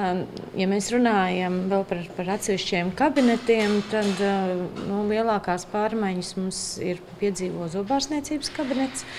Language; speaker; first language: Latvian; native; Latvian